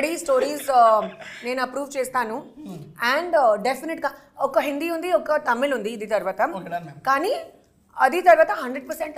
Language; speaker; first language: Telugu; non-native, fluent; Hindi